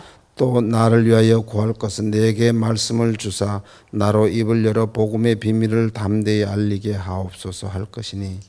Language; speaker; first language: Korean; native; Korean